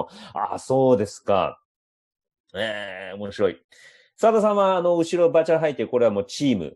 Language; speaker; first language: Japanese; native; Japanese